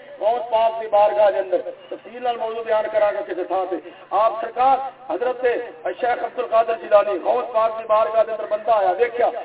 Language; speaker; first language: Urdu; non-native, local second language; Punjabi